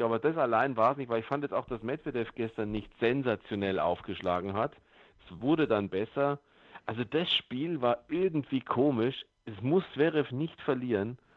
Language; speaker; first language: German; native; German